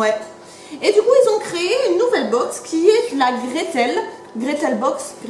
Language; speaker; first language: French; native; French